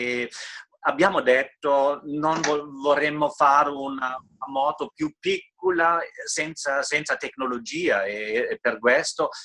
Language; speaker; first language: Italian; non-native, fluent; German